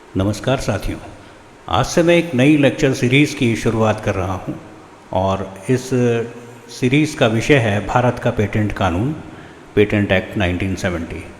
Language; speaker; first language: Hindi; native; Hindi